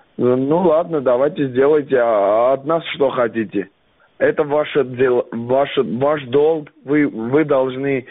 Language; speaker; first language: Russian; non-native, learner; Armenian